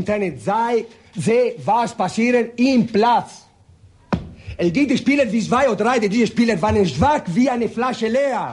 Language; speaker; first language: German; non-native, learner; Italian